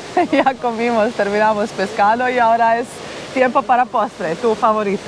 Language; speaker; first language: Spanish; non-native, fluent; Bosnian